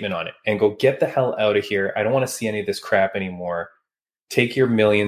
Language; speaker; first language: English; native; English